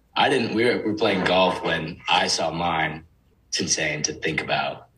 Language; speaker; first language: English; native; English